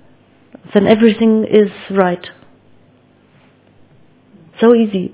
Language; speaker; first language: English; non-native, learner; German